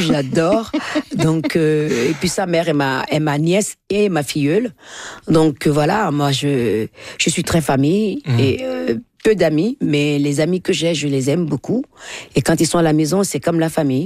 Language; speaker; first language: French; non-native, local second language; Fon